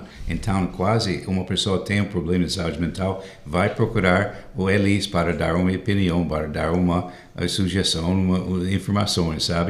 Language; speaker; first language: Portuguese; non-native, fluent; English